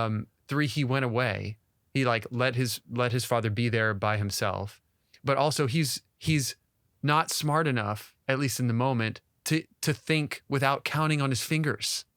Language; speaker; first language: English; native; English